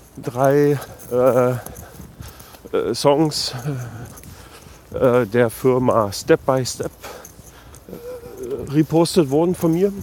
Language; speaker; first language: German; native; German